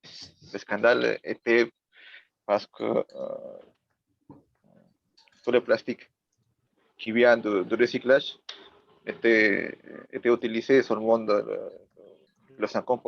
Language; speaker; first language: French; non-native, learner; Spanish